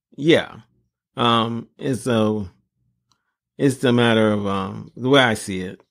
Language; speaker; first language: English; native; English